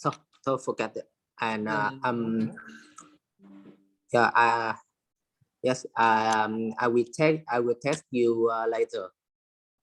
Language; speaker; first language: English; non-native, learner; Vietnamese